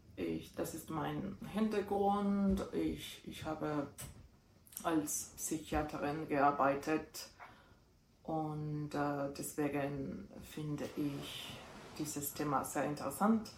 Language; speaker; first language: German; non-native, fluent; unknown